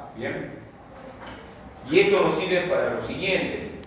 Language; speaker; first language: Spanish; native; Spanish